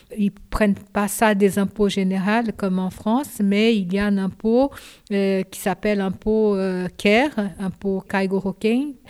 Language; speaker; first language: French; non-native, fluent; Japanese